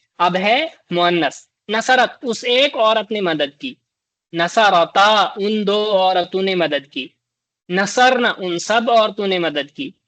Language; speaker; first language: Urdu; native; Urdu